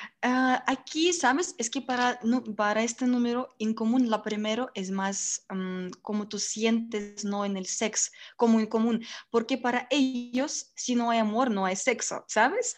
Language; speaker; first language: Spanish; non-native, learner; Russian